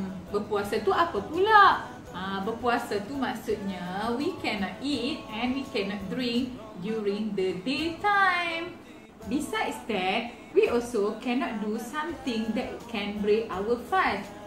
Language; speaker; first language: English; non-native, local second language; Malay